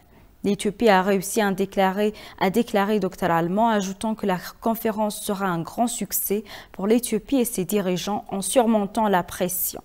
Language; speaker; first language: French; non-native, fluent; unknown